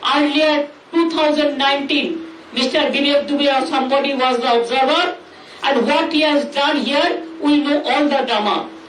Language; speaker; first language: English; non-native, local second language; Bangla